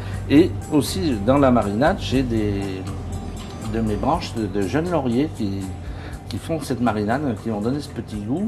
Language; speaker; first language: French; native; French